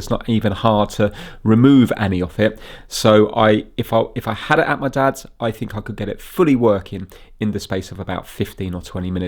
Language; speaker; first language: English; native; English